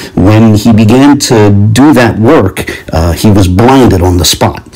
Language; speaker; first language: English; native; English